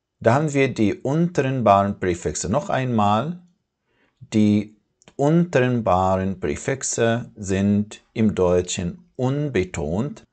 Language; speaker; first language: German; non-native, fluent; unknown